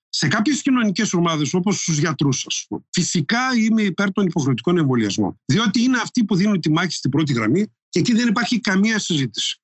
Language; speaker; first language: Greek; non-native, local second language; Turkish